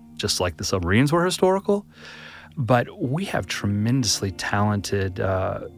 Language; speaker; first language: English; native; English